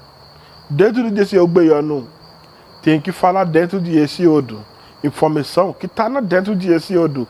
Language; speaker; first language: Portuguese; non-native, learner; Yoruba